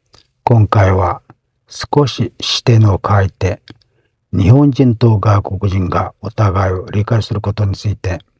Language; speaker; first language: Japanese; non-native, fluent; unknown